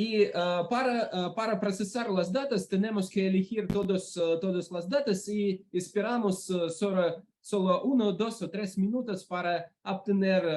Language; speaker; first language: Spanish; non-native, learner; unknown